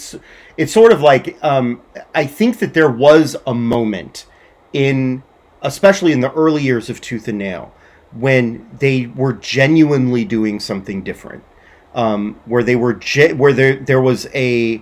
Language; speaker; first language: English; native; English